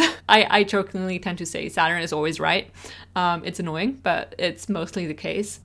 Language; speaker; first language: English; non-native, fluent; Swiss German